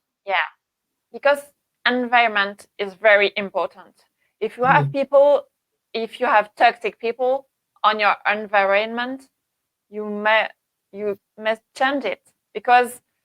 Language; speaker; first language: English; non-native, learner; French